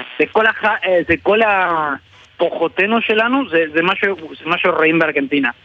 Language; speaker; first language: Hebrew; non-native, learner; Spanish